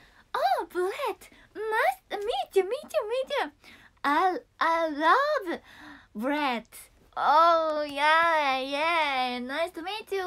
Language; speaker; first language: English; non-native, learner; Japanese